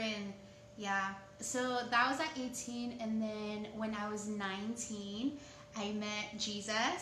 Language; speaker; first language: English; early bilingual, other home language; Spanish